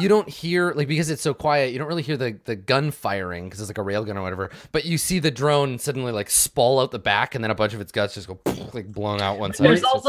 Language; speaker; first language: English; native; English